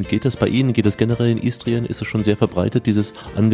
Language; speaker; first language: German; native; German